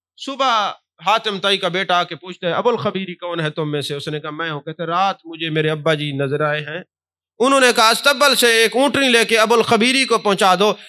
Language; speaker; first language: Urdu; non-native, local second language; Punjabi